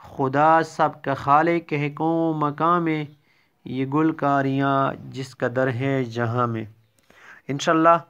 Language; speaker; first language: Urdu; non-native, local second language; Pashto